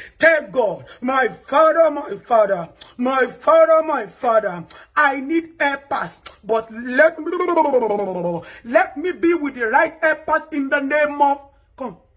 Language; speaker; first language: Nigerian Pidgin; non-native, local second language; Yoruba